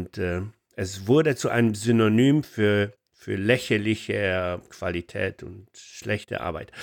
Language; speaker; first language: German; non-native, fluent; Polish